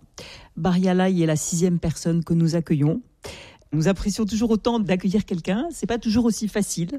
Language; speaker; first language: French; native; French